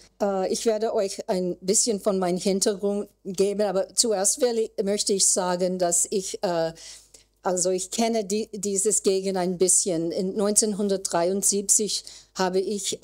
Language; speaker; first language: German; non-native, learner; English